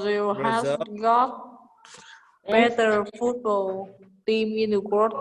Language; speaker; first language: English; non-native, learner; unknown